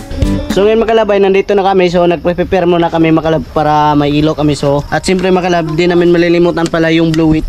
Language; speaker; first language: Filipino; non-native, local second language; Cebuano